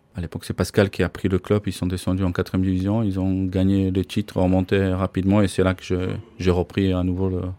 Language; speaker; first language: French; non-native, fluent; Slovak